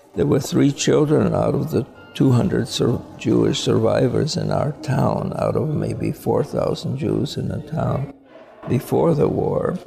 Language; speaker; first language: English; early bilingual, other home language; Polish